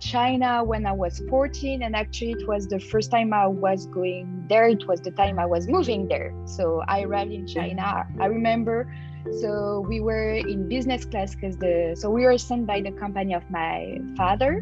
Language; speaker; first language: English; non-native, fluent; French